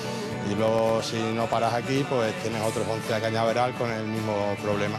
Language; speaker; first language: Spanish; native; Spanish